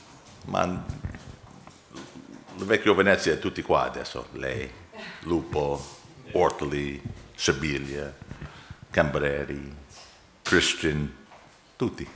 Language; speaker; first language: Italian; non-native, learner; English